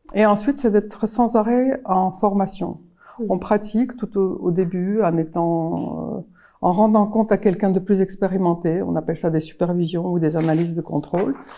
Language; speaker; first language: French; early bilingual, other home language; Armenian